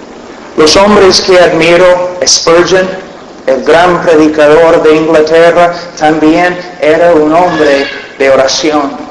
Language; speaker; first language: Spanish; non-native, fluent; English